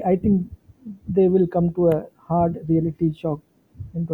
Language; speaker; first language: English; non-native, local second language; Hindi